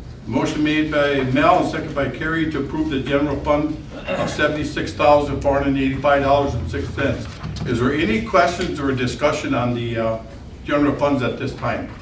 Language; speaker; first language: English; native; English